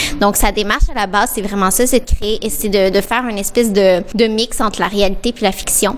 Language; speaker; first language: French; native; French